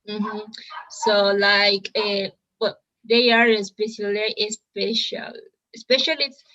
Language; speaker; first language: English; non-native, learner; Spanish